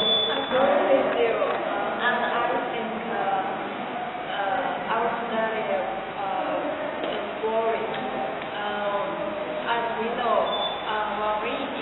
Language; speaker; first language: English; non-native, learner; Chinese